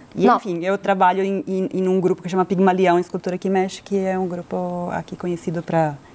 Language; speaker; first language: Portuguese; non-native, fluent; Italian